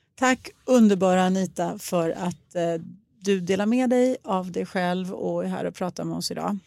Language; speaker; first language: Swedish; early bilingual, other home language; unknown